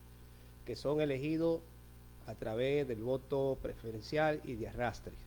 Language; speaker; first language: Spanish; native; Spanish